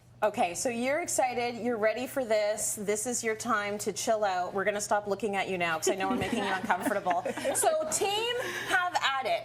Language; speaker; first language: English; native; English